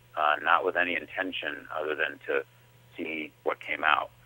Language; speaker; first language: English; native; English